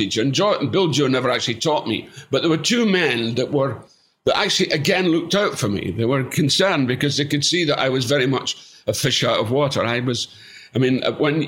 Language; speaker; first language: English; native; English